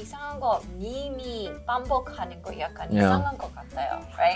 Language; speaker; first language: Korean; non-native, fluent; English